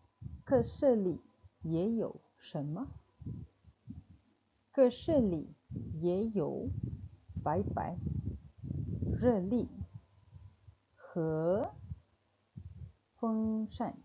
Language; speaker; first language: Chinese; non-native, fluent; Malay